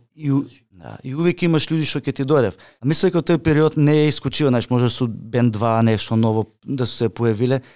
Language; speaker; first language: Macedonian; native; Macedonian